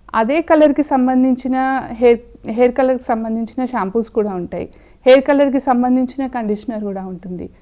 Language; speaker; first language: Telugu; native; Telugu